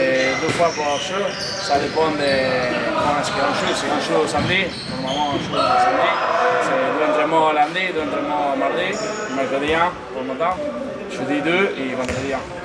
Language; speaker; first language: French; non-native, learner; Spanish